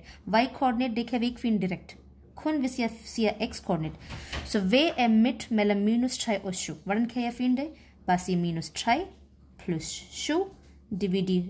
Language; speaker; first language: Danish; non-native, fluent; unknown